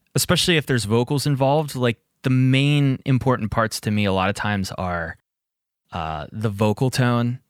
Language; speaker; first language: English; native; English